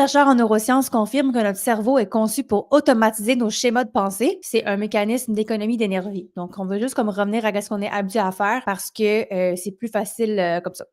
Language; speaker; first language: French; native; French